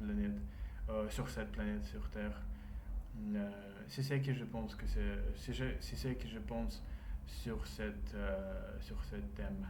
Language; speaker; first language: French; non-native, learner; Russian